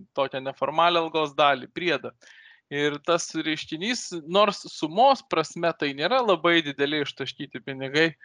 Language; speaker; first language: Lithuanian; native; Lithuanian